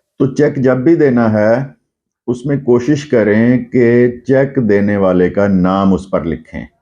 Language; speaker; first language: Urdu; non-native, local second language; Punjabi